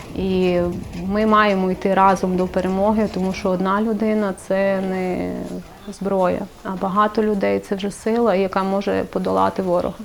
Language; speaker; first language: Ukrainian; native; Ukrainian